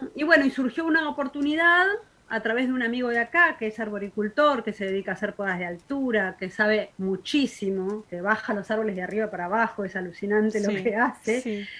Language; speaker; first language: Spanish; native; Spanish